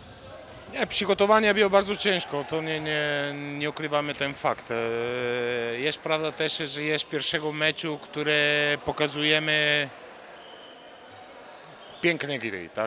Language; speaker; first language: Polish; non-native, learner; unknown